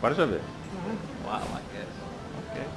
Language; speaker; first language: Polish; non-native, learner; English